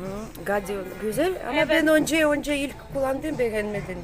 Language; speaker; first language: Turkish; non-native, learner; Russian